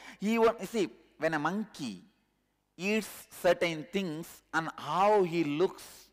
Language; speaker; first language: English; non-native, local second language; Tamil